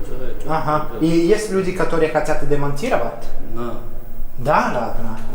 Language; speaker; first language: Russian; non-native, learner; English